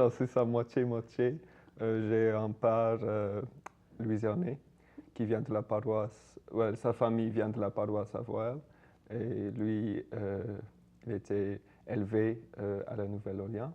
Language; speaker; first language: French; non-native, fluent; English